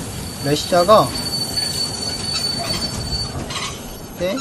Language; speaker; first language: Japanese; non-native, learner; Korean